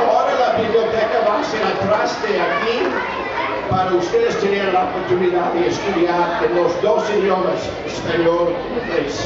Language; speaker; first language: Spanish; non-native, fluent; English